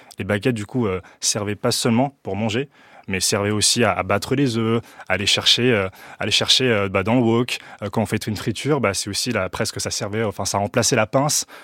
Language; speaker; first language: French; early bilingual, other home language; Wu Chinese